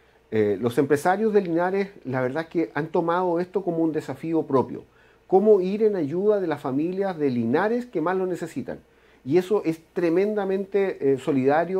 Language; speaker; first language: Spanish; native; Spanish